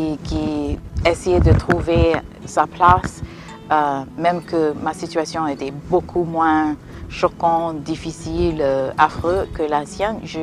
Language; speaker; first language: French; non-native, fluent; English